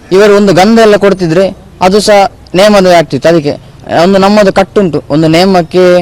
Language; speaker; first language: Kannada; non-native, local second language; Tulu